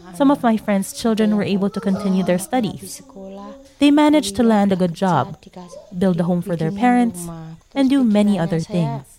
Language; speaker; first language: English; non-native, fluent; Indonesian